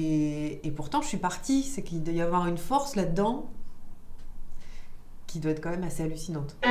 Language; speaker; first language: French; native; French